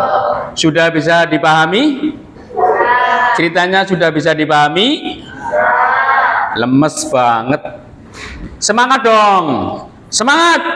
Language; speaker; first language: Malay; non-native, local second language; Javanese